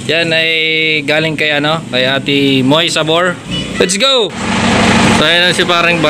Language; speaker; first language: Filipino; native; Filipino